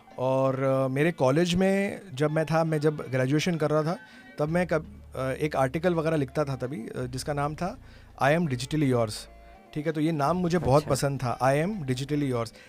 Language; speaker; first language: Hindi; non-native, local second language; Tamil